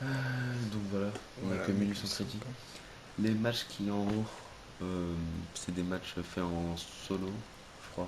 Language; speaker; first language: French; native; French